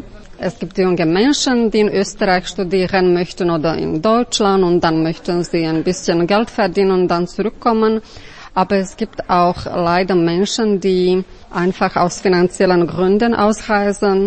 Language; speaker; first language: German; non-native, fluent; Slovak